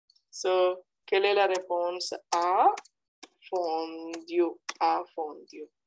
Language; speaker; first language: French; non-native, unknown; Telugu